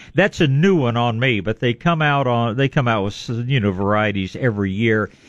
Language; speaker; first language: English; native; English